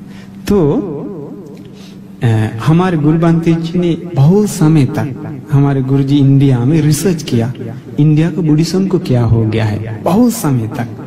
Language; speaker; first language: Hindi; non-native, fluent; Sinhala